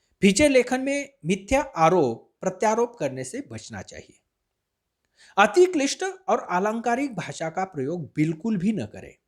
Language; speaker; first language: Hindi; non-native, local second language; Marathi